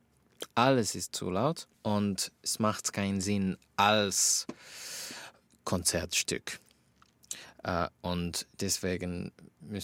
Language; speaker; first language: German; non-native, fluent; Finnish